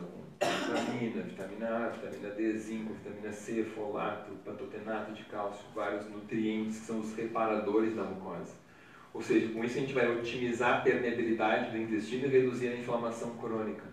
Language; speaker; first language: Portuguese; native; Portuguese